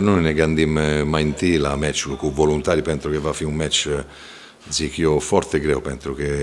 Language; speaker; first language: Romanian; non-native, fluent; Italian